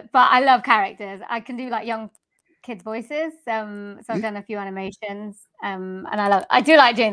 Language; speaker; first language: English; native; English